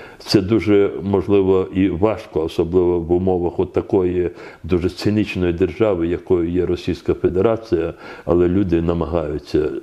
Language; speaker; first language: Ukrainian; non-native, local second language; Crimean Tatar